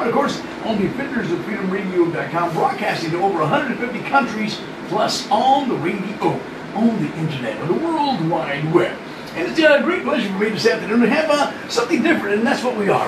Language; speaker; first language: English; early bilingual, other home language; Spanish